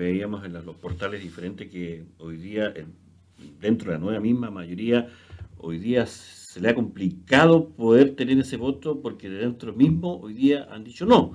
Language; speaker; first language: Spanish; native; Spanish